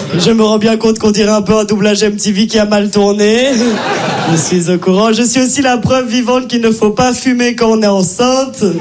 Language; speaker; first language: French; native; French